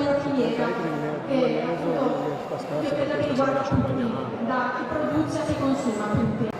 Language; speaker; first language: Italian; native; Italian